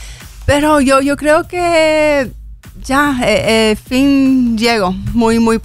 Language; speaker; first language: Spanish; early bilingual, heritage; English